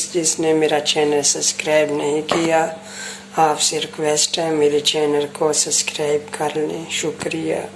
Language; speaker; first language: Hindi; non-native, local second language; Punjabi